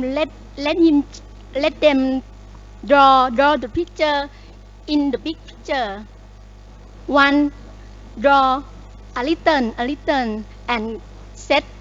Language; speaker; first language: English; non-native, learner; Thai